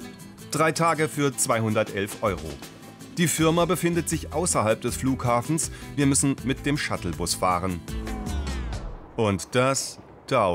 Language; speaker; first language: German; native; German